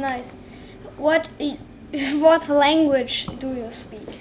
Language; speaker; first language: English; non-native, learner; German